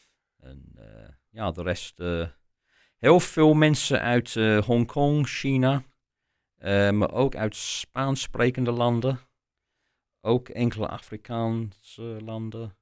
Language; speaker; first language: Dutch; non-native, fluent; English